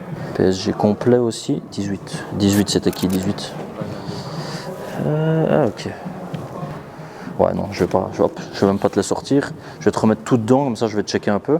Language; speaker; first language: French; native; French